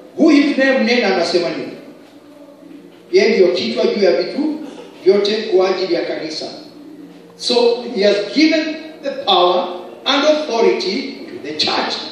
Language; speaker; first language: Swahili; non-native, local second language; Kikuyu